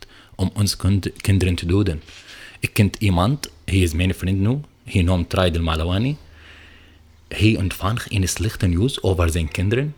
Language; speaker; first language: Dutch; non-native, learner; Arabic